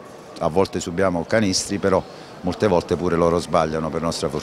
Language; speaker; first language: Italian; native; Italian